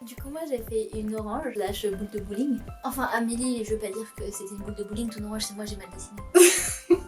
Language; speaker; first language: French; native; French